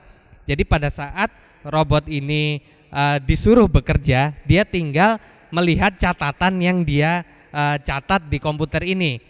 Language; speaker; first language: Indonesian; native; Indonesian